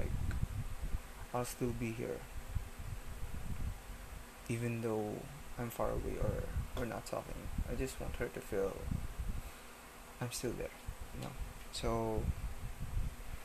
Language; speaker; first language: English; non-native, local second language; Filipino